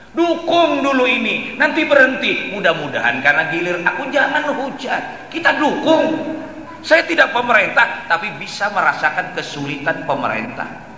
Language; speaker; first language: Indonesian; non-native, local second language; Banjar